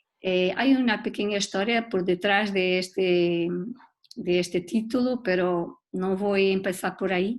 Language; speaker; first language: Spanish; non-native, learner; Portuguese